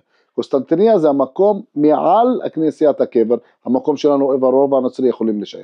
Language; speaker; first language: Hebrew; non-native, local second language; Arabic